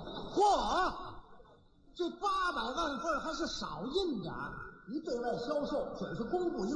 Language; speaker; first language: Chinese; native; Chinese